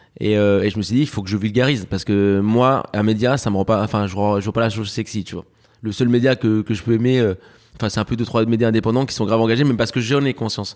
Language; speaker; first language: French; early bilingual, other home language; Spanish